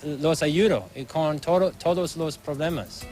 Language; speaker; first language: Spanish; non-native, learner; English